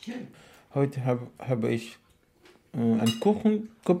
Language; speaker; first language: German; non-native, learner; Fula